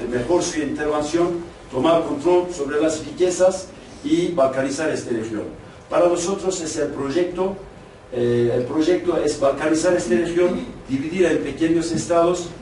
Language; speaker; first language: Spanish; non-native, fluent; Kurdish